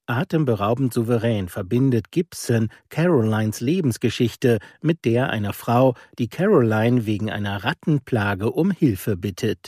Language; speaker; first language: German; native; German